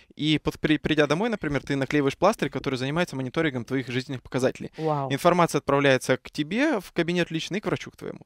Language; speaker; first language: Russian; native; Russian